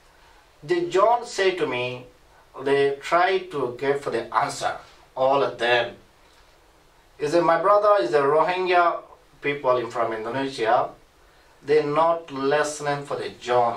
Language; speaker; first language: English; non-native, learner; Rohingya